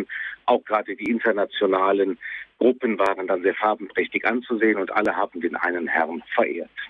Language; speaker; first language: German; native; German